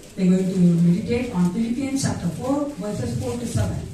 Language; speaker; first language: English; non-native, local second language; Kannada